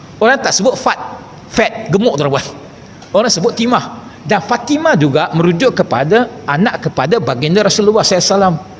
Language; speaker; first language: Malay; non-native, local second language; Chinese